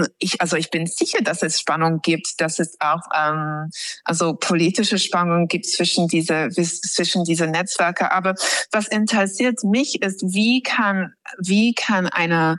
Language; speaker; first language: German; non-native, fluent; English